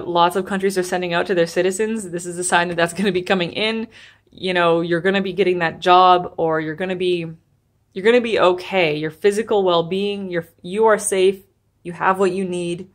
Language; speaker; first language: English; native; English